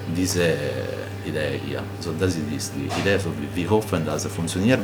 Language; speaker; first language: German; non-native, learner; Italian